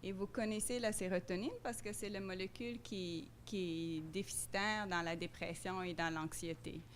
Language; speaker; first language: French; non-native, fluent; Dutch